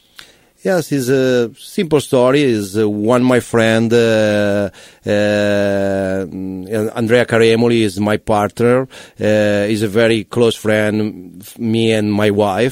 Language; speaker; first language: English; non-native, learner; Italian